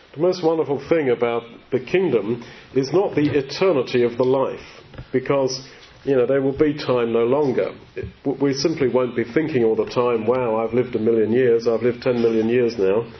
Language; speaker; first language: English; native; English